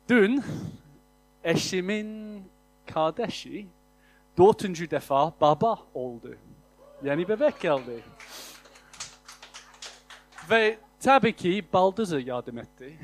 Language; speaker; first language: Turkish; non-native, fluent; English